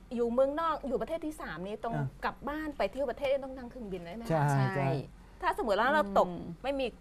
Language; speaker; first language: Thai; non-native, fluent; Khmer